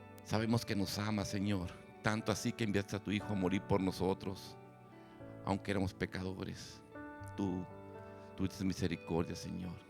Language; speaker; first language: Spanish; native; Spanish